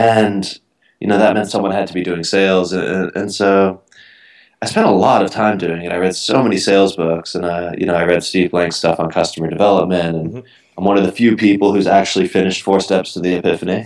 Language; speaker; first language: English; native; English